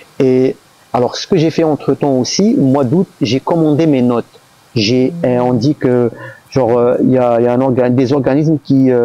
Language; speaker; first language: French; non-native, local second language; Arabic